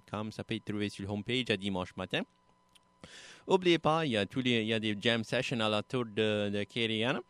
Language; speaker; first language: French; native; French